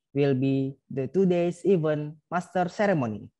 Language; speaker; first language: English; non-native, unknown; Indonesian